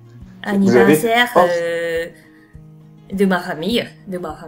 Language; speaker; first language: French; non-native, learner; Japanese